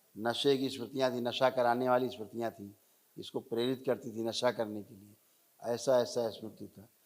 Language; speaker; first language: Hindi; native; Hindi